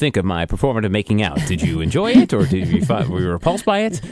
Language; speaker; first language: English; native; English